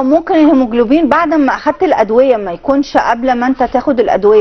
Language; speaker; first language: Arabic; native; Arabic